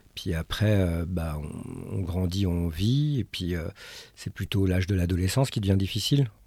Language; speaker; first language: French; early bilingual, other home language; Arabic